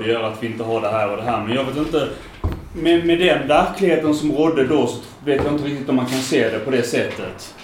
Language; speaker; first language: Swedish; native; Swedish